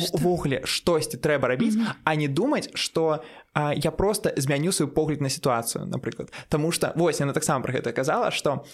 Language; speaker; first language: Belarusian; non-native, local second language; Russian